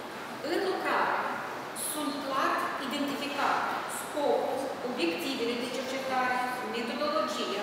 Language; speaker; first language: Romanian; native; Romanian